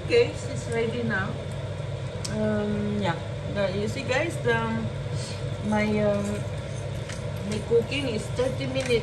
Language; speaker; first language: English; non-native, learner; Filipino